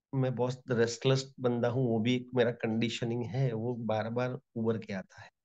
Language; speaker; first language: Hindi; non-native, local second language; Gujarati